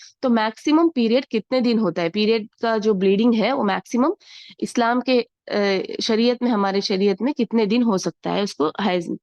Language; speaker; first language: Urdu; native; Urdu